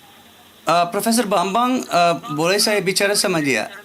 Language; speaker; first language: Indonesian; non-native, fluent; English